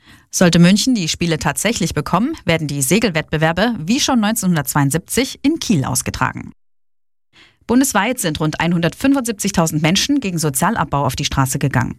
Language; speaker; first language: German; native; German